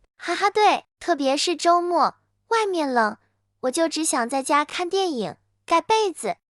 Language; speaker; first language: Chinese; native; Chinese